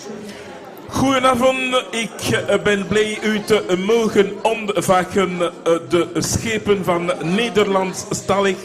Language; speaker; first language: Dutch; non-native, learner; French